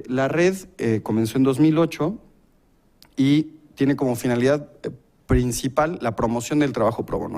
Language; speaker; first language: Spanish; native; Spanish